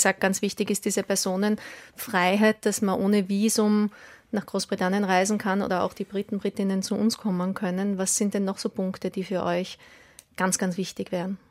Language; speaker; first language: German; native; German